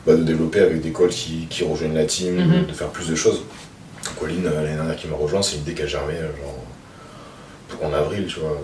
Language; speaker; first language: French; native; French